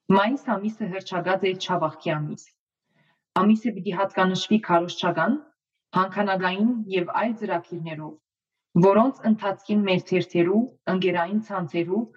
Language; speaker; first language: Armenian; early bilingual, heritage; Armenian